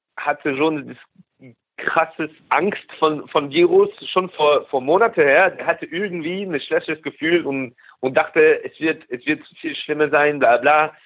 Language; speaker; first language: German; non-native, local second language; French